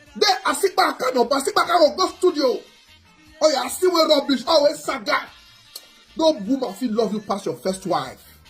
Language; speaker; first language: Nigerian Pidgin; native; Nigerian Pidgin